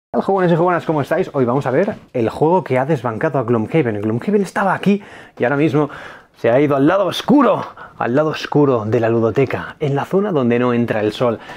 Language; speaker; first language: Spanish; native; Spanish